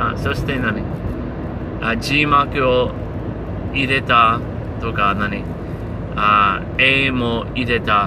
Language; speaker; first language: Japanese; non-native, learner; English